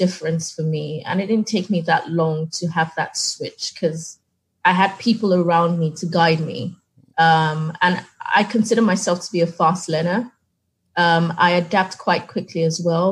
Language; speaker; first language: English; non-native, local second language; Yoruba